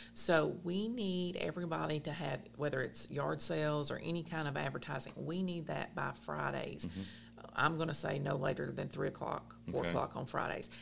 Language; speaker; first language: English; native; English